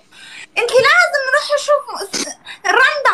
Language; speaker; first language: Arabic; non-native, learner; Turkish